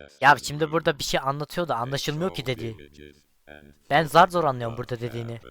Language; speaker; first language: Turkish; native; Turkish